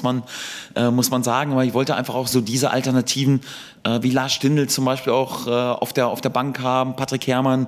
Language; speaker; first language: German; native; German